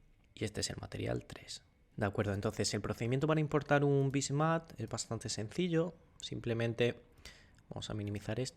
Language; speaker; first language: Spanish; native; Spanish